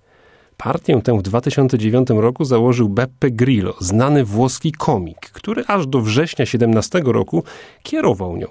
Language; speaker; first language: Polish; native; Polish